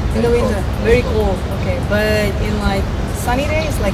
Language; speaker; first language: English; non-native, fluent; Indonesian